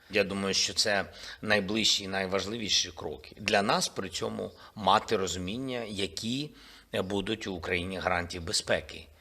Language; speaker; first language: Ukrainian; non-native, local second language; Russian